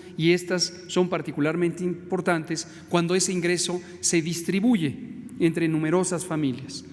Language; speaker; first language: Spanish; native; Spanish